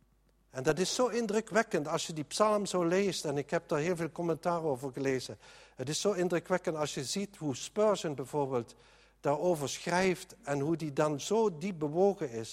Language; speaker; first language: Dutch; native; Dutch